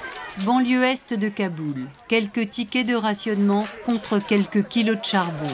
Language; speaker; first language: French; native; French